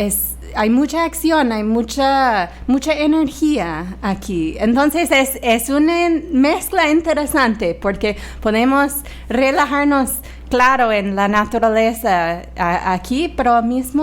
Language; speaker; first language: Spanish; non-native, fluent; English